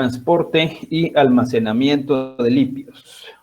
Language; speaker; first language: Spanish; native; Spanish